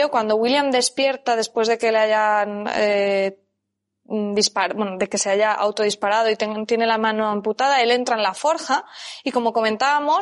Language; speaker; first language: Spanish; native; Spanish